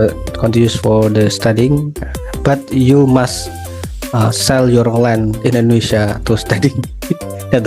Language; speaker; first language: English; non-native, learner; Indonesian